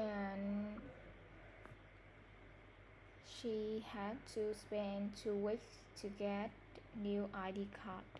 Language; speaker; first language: English; non-native, learner; Vietnamese